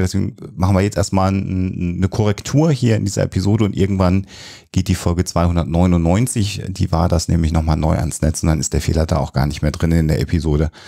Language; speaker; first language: German; native; German